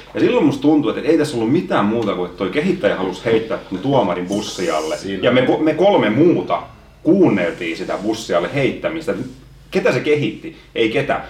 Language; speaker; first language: Finnish; native; Finnish